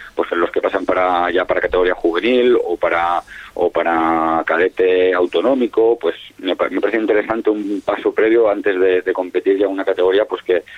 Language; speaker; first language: Spanish; native; Spanish